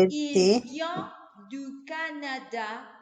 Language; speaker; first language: French; non-native, fluent; Spanish